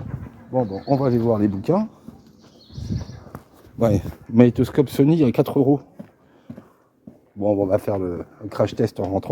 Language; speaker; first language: French; native; French